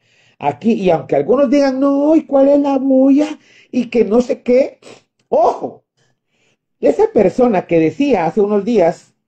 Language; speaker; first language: Spanish; native; Spanish